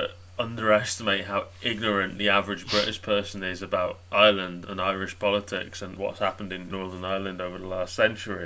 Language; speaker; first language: English; native; English